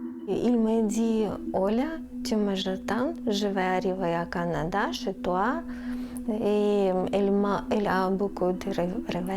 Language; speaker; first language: French; non-native, learner; Ukrainian